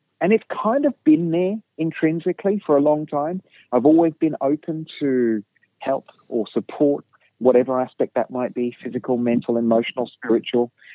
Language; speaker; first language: English; native; English